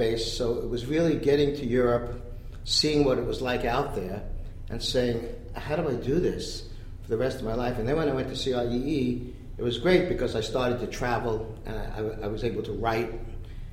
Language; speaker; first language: English; native; English